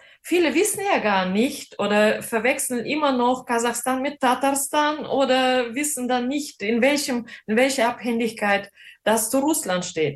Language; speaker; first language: German; non-native, fluent; Russian